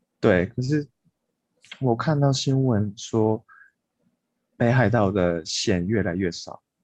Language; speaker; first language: Chinese; non-native, fluent; Japanese